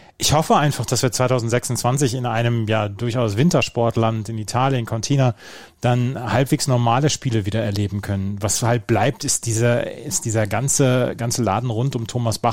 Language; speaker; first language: German; native; German